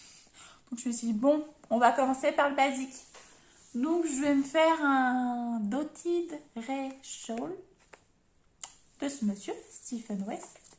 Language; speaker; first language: French; native; French